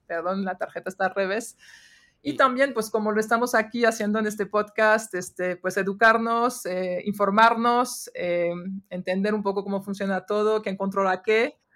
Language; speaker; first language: Spanish; non-native, fluent; French